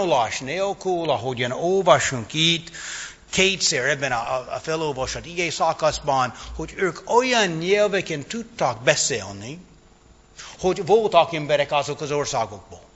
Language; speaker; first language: Hungarian; non-native, fluent; English